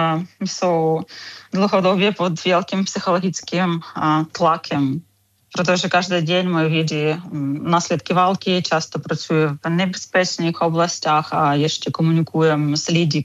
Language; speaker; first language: Czech; non-native, fluent; Ukrainian